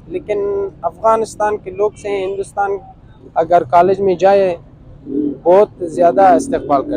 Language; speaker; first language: Hindi; non-native, learner; Pashto